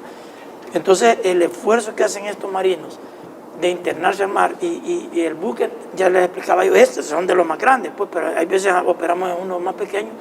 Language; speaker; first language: Spanish; native; Spanish